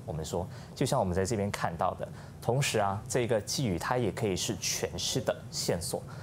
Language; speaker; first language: Chinese; native; Chinese